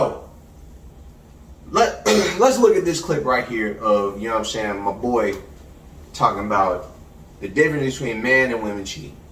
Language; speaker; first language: English; native; English